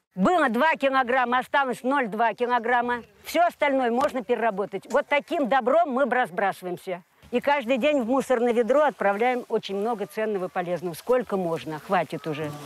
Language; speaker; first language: Russian; native; Russian